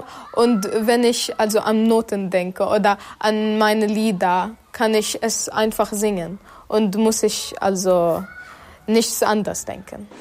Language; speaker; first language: German; non-native, fluent; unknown